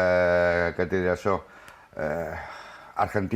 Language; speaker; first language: Spanish; native; Spanish